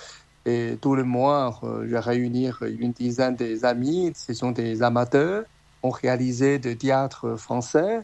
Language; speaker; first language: French; non-native, learner; Chinese